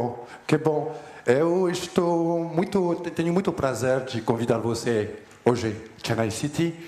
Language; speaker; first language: Portuguese; non-native, fluent; French